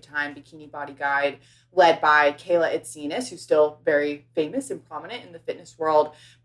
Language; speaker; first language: English; native; English